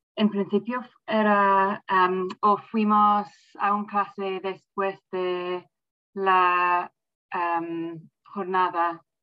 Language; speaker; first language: Spanish; non-native, learner; English